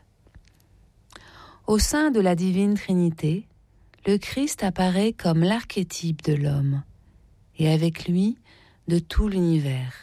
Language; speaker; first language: French; native; French